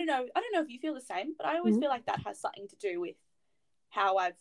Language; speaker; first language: English; native; English